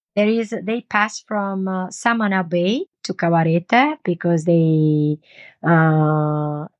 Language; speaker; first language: English; non-native, learner; Italian